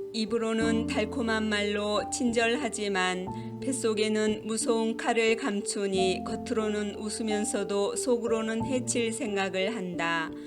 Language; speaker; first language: Korean; native; Korean